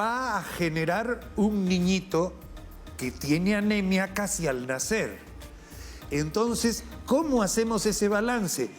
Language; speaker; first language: Spanish; native; Spanish